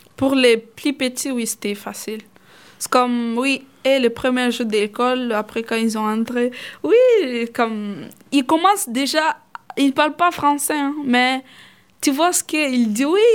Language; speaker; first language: French; non-native, fluent; Swahili